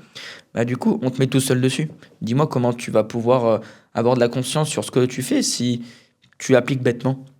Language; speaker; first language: French; native; French